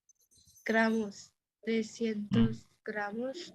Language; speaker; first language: Spanish; non-native, learner; Bangla